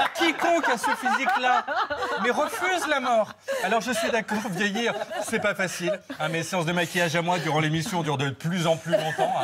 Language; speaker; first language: French; native; French